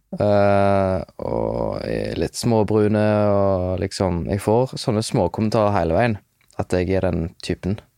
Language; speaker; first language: Norwegian; native; Norwegian